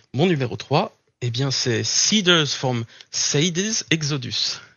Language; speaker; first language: French; native; French